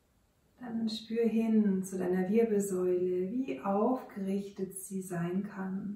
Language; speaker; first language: German; native; German